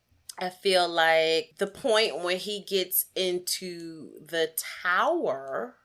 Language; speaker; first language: English; native; English